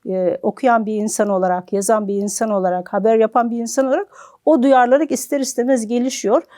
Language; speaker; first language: Turkish; native; Turkish